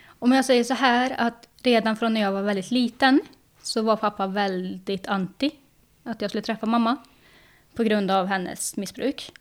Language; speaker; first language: Swedish; native; Swedish